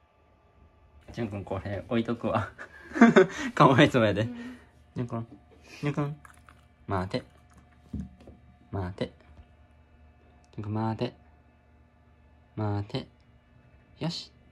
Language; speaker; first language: Japanese; native; Japanese